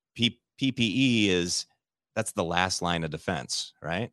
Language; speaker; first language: English; native; English